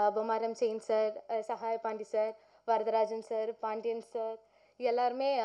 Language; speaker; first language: Tamil; non-native, learner; Malayalam